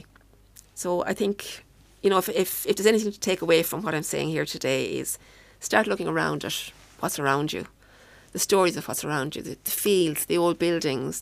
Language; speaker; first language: English; native; English